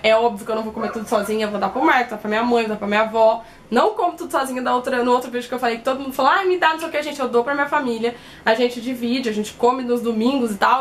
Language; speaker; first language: Portuguese; native; Portuguese